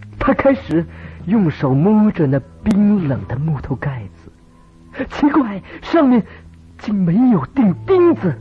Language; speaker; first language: Chinese; native; Chinese